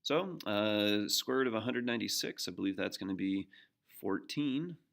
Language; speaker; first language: English; native; English